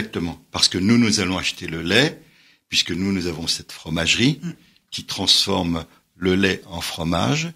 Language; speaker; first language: French; native; French